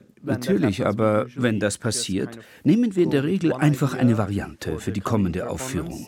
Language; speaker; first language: German; non-native, fluent; Turkish